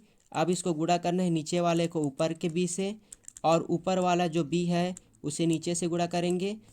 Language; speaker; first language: Hindi; native; Hindi